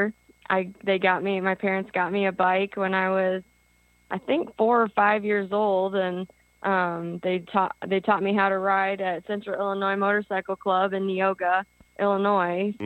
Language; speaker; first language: English; native; English